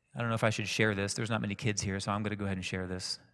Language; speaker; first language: English; native; English